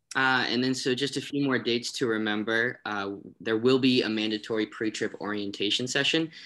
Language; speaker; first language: English; native; English